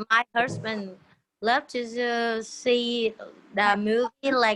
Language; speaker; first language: English; non-native, learner; Vietnamese